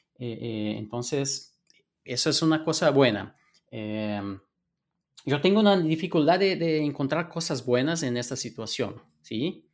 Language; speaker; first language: Spanish; non-native, fluent; Portuguese